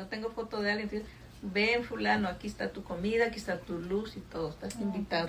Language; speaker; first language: Spanish; native; Spanish